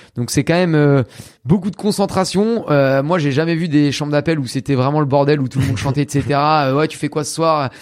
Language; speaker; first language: French; native; French